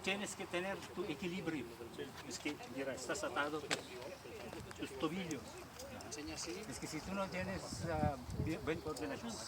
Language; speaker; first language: Spanish; non-native, learner; French